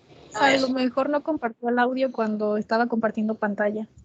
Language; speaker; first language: Spanish; native; Spanish